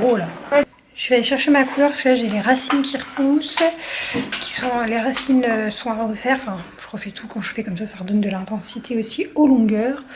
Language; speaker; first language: French; native; French